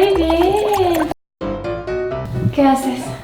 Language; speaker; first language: Spanish; native; Spanish